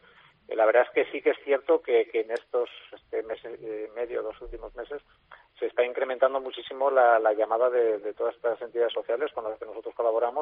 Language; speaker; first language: Spanish; native; Spanish